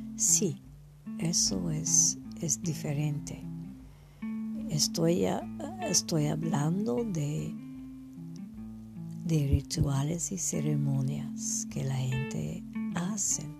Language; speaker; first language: Spanish; non-native, fluent; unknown